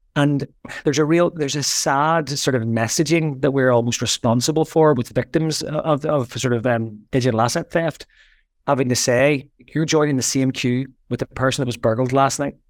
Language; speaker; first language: English; native; English